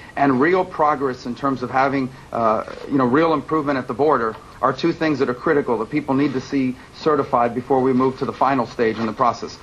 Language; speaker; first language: English; early bilingual, other home language; Spanish